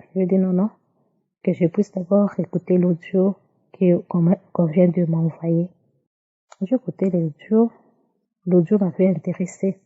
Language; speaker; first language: French; non-native, local second language; Lingala